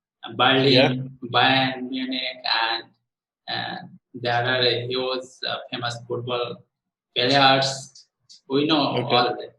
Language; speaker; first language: English; non-native, learner; Bangla